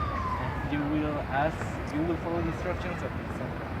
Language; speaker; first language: English; non-native, learner; Spanish